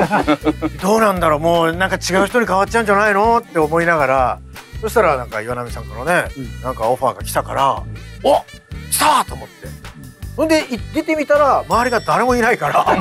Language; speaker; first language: Japanese; native; Japanese